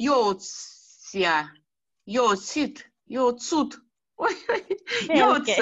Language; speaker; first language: Finnish; non-native, learner; Russian